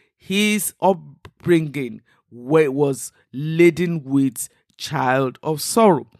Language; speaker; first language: English; non-native, local second language; Igbo